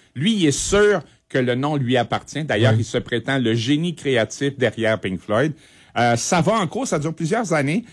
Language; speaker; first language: French; native; French